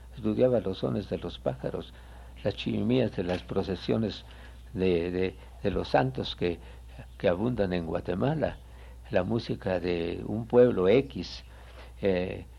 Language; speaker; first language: Spanish; native; Spanish